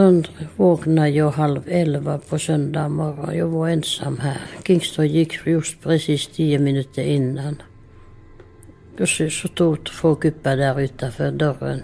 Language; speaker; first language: Swedish; non-native, fluent; Finnish